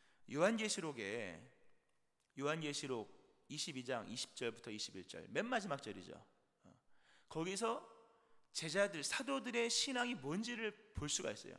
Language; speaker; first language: Korean; native; Korean